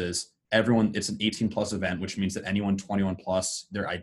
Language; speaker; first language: English; native; English